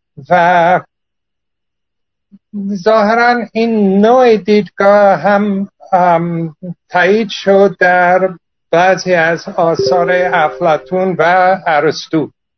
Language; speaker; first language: Persian; non-native, fluent; English